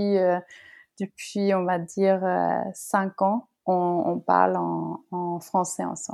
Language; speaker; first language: French; non-native, fluent; Norwegian